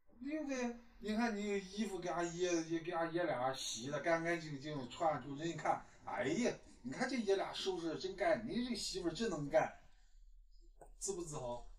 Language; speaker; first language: Chinese; native; Chinese